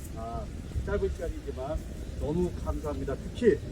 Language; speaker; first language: Korean; native; Korean